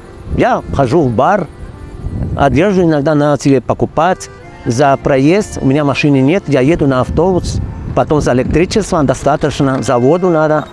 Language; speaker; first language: Russian; non-native, fluent; Spanish